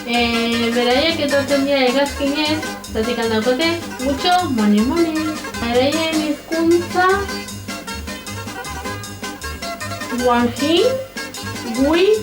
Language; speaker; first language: Basque; non-native, local second language; Spanish